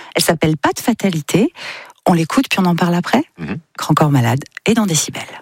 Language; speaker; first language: French; native; French